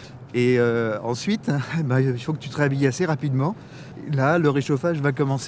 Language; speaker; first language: French; native; French